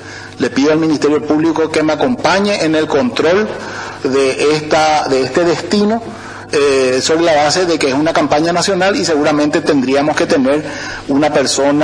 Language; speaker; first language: Spanish; native; Spanish